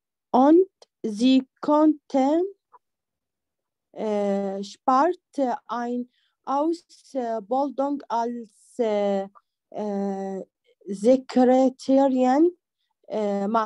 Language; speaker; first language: German; non-native, learner; Arabic